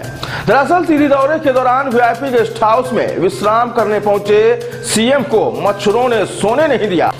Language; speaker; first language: Hindi; native; Hindi